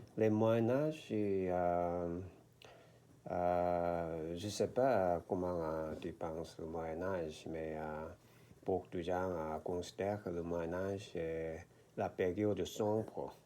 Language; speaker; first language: French; non-native, learner; Korean